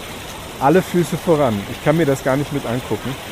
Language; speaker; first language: German; native; German